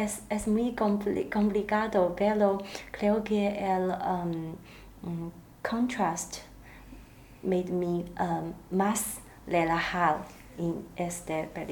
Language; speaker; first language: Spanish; non-native, learner; Chinese